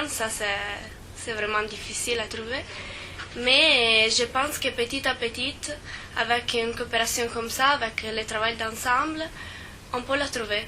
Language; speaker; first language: French; non-native, fluent; Italian